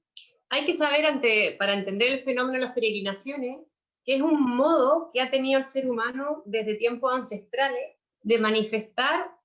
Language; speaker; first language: Spanish; native; Spanish